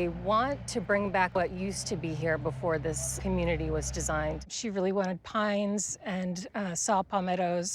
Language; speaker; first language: English; native; English